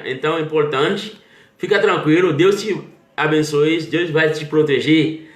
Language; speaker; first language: Portuguese; non-native, learner; Haitian Creole